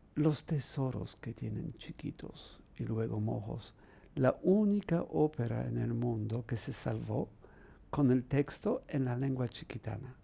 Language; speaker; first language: Spanish; non-native, fluent; Polish